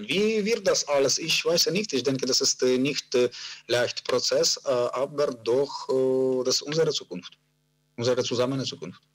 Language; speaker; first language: German; non-native, learner; Ukrainian